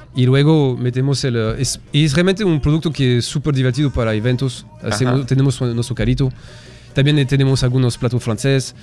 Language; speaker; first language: Spanish; non-native, fluent; French